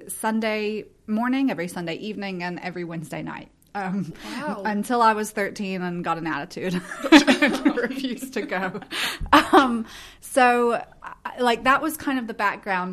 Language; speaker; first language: English; native; English